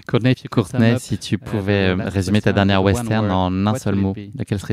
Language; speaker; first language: French; native; French